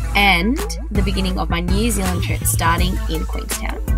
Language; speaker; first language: English; native; English